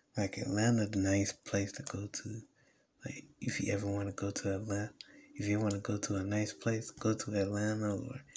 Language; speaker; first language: English; native; English